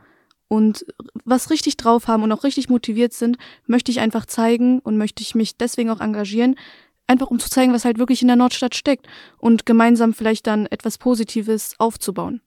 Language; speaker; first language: German; native; German